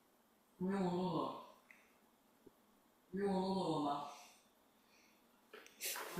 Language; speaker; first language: Chinese; early bilingual, heritage; Chinese